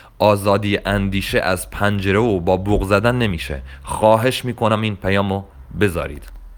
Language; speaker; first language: Persian; non-native, local second language; Kurdish